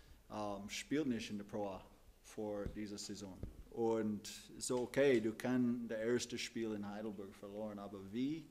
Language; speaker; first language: German; non-native, learner; English